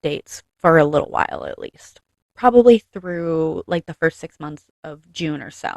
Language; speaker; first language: English; native; English